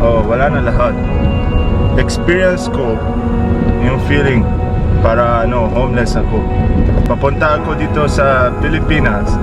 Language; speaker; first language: Filipino; non-native, learner; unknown